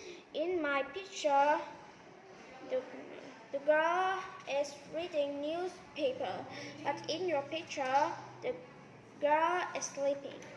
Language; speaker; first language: English; non-native, learner; Vietnamese